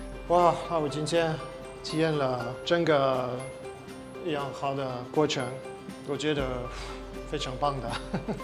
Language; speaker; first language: Chinese; non-native, learner; French